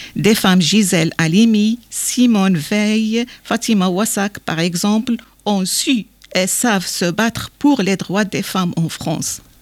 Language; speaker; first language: French; non-native, local second language; Arabic